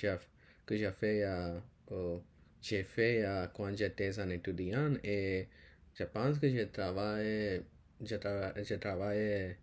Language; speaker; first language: French; non-native, learner; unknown